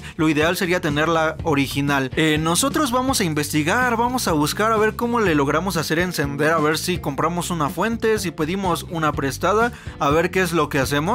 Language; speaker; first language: Spanish; native; Spanish